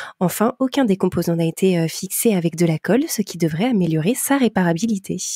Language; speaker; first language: French; native; French